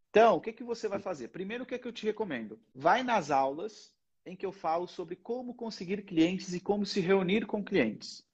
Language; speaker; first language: Portuguese; native; Portuguese